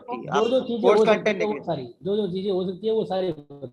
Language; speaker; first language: Hindi; native; Hindi